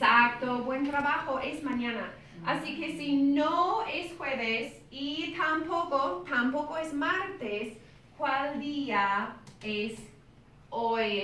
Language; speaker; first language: Spanish; non-native, fluent; English